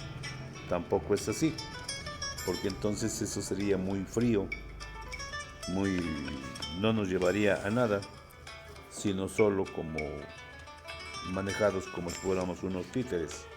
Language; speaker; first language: Spanish; native; Spanish